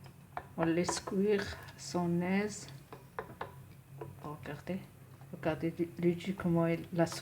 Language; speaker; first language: French; non-native, local second language; Arabic